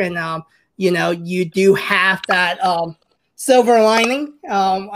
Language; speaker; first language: English; early bilingual, other home language; Cantonese